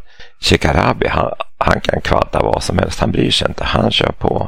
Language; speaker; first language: Swedish; native; Swedish